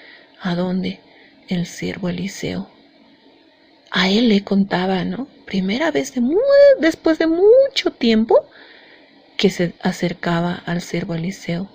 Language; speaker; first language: Spanish; native; Spanish